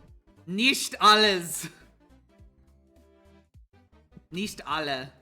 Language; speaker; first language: German; non-native, learner; English